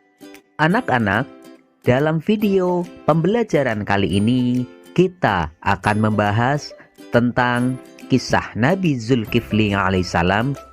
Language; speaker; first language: Indonesian; native; Indonesian